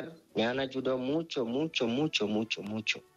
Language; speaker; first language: Spanish; non-native, learner; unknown